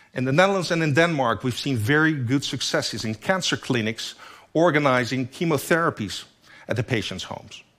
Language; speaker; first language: English; non-native, fluent; Dutch